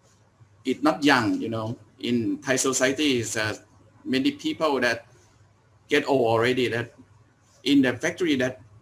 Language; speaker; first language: English; non-native, learner; Thai